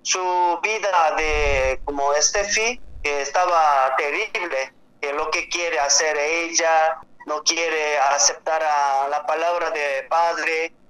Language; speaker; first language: Spanish; non-native, learner; Korean